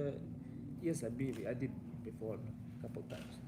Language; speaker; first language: English; non-native, learner; Russian